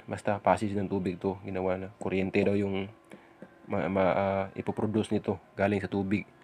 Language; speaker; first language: Filipino; non-native, local second language; Cebuano